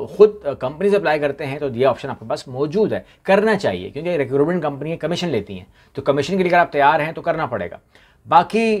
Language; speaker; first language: Urdu; native; Urdu